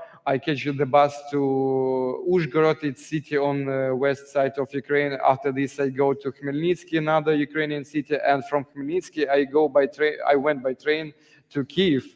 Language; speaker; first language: English; non-native, learner; Ukrainian